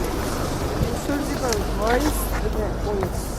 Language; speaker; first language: German; non-native, learner; Russian